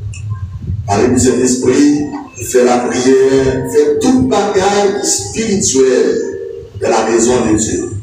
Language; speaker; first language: French; non-native, local second language; Haitian Creole